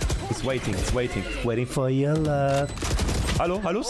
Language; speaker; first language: English; non-native, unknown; German